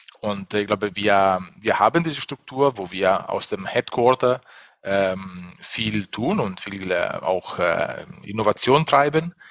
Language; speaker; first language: German; non-native, fluent; Italian